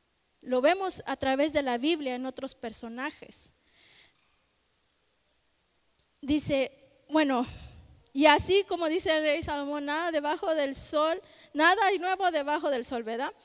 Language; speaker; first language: Spanish; native; Spanish